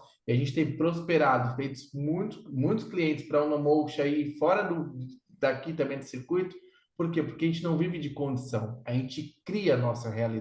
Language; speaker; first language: Portuguese; native; Portuguese